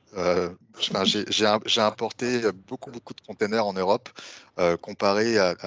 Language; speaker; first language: French; native; French